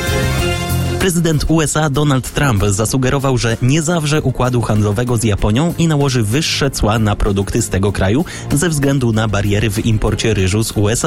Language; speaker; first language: Polish; native; Polish